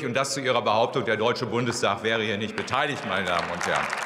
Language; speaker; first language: German; native; German